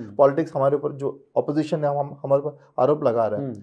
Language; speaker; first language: Hindi; non-native, local second language; Telugu